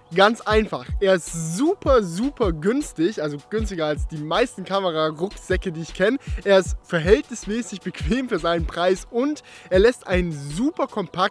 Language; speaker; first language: German; native; German